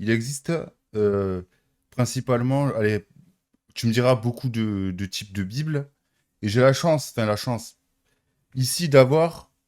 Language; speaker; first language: French; native; French